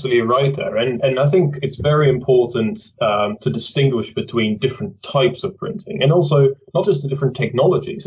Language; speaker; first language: English; early bilingual, other home language; Dutch